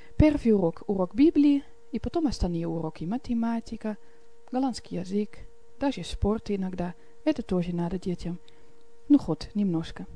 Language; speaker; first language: Russian; non-native, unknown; Dutch